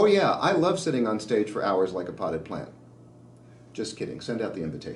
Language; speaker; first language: English; native; English